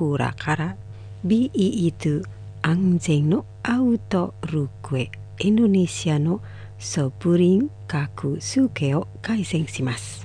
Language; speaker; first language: Japanese; non-native, fluent; Indonesian